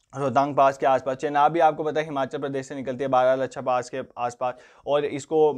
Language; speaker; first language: Hindi; non-native, local second language; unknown